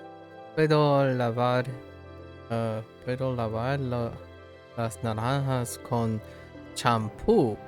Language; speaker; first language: Spanish; non-native, learner; English